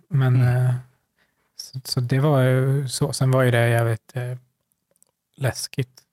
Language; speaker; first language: Swedish; early bilingual, other home language; Kurdish